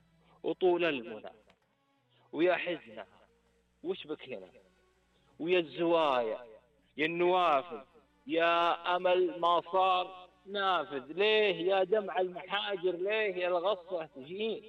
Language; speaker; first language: Arabic; native; Arabic